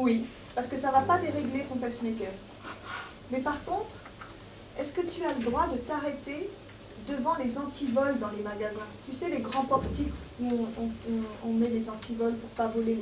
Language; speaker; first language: French; native; French